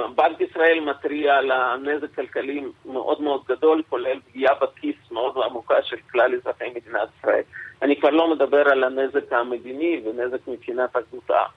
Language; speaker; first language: Hebrew; non-native, fluent; Russian